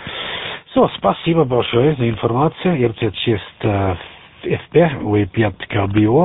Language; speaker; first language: Russian; non-native, learner; German